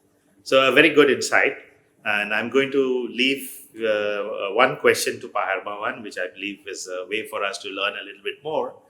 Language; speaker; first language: English; non-native, fluent; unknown